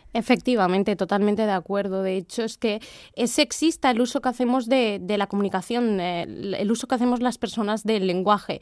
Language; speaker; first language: Spanish; native; Spanish